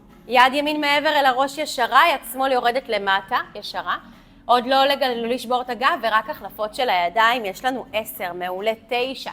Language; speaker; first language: Hebrew; native; Hebrew